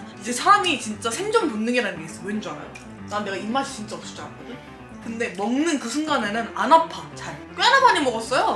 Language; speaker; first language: Korean; native; Korean